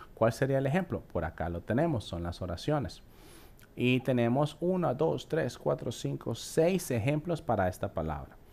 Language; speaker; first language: Spanish; native; Spanish